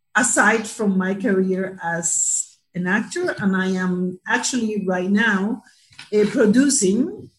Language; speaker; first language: English; non-native, fluent; Spanish